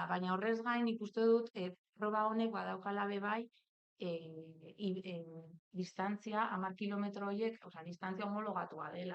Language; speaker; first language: Basque; native; Basque